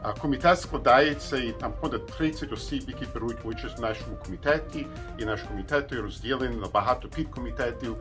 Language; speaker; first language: Ukrainian; early bilingual, heritage; Ukrainian